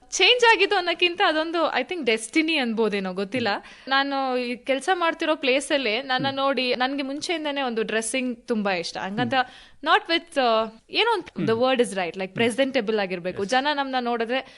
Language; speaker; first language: Kannada; native; Kannada